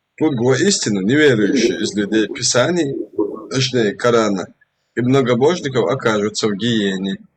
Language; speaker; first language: Russian; non-native, local second language; Chechen